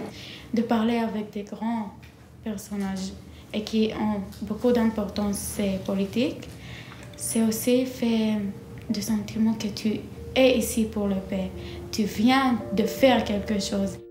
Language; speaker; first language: French; non-native, learner; Arabic